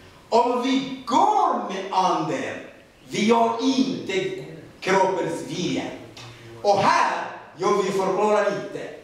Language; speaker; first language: Swedish; non-native, fluent; Rundi